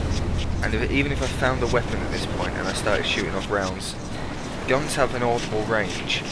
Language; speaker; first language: English; native; English